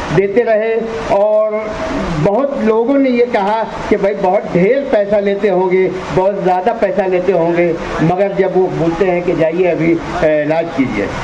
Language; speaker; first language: Hindi; non-native, local second language; Urdu